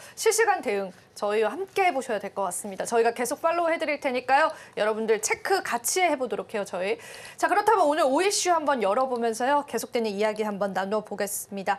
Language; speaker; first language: Korean; native; Korean